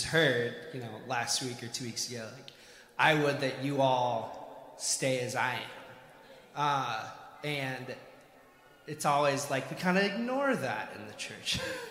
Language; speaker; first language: English; native; English